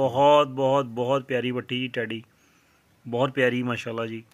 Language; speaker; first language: Urdu; non-native, local second language; Punjabi